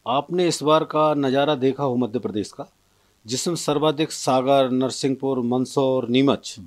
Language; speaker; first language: Hindi; native; Hindi